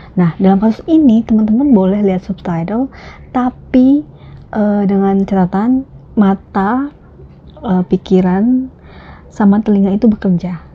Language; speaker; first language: Indonesian; native; Indonesian